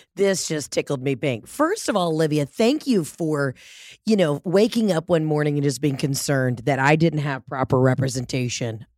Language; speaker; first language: English; early bilingual, other home language; Italian